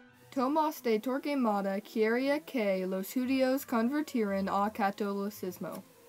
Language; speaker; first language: Spanish; non-native, learner; English